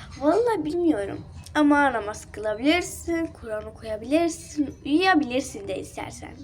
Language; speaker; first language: Turkish; early bilingual, other home language; Arabic